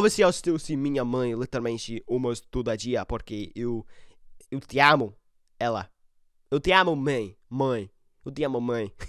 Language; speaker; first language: Portuguese; non-native, learner; English